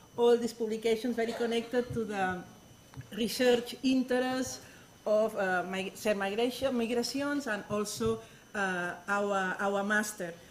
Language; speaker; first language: English; non-native, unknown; Spanish